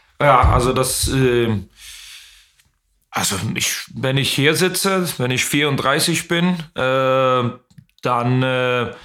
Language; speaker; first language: German; non-native, fluent; Swedish